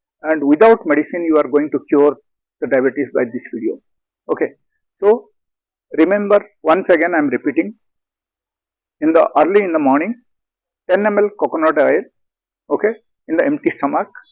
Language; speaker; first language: English; non-native, local second language; Telugu